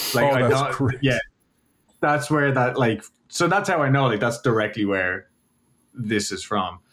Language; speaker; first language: English; native; English